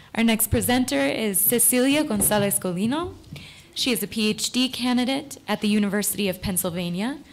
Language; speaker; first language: English; native; English